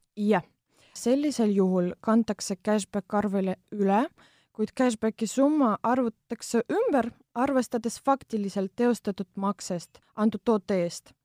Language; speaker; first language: Estonian; non-native, local second language; Russian